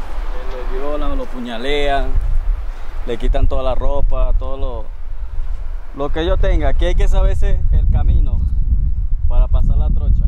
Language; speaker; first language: Spanish; native; Spanish